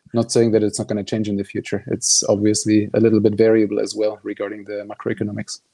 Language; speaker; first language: English; non-native, fluent; German